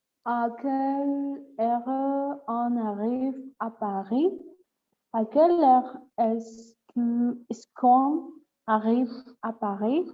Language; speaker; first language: French; non-native, learner; Spanish